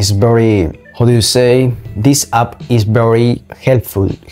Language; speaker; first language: English; non-native, learner; Spanish